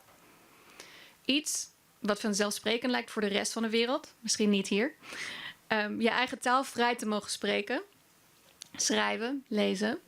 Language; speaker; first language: Dutch; early bilingual, other home language; Kurdish